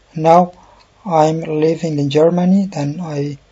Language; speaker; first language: English; non-native, learner; Persian